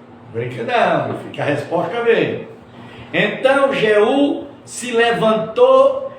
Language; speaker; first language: Portuguese; native; Portuguese